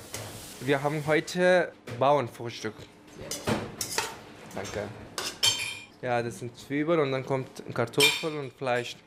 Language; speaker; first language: German; non-native, learner; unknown